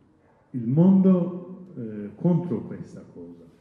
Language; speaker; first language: Italian; non-native, learner; Kurdish